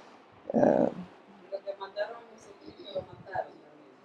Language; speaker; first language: Spanish; native; Spanish